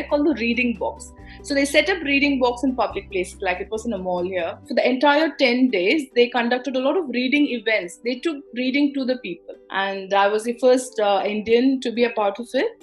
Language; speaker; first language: English; non-native, local second language; Tamil